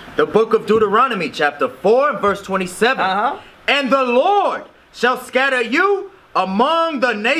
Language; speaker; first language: English; native; English